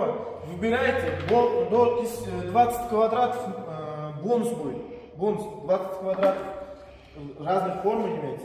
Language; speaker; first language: Russian; non-native, learner; Uzbek